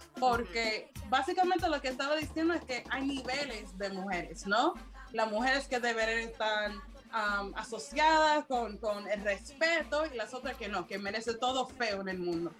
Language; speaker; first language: Spanish; early bilingual, heritage; Spanish